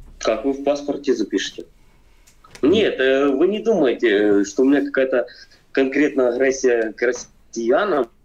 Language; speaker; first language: Russian; native; Russian